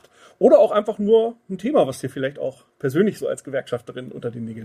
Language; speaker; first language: German; native; German